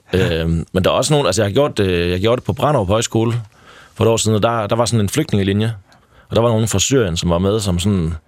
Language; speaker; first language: Danish; native; Danish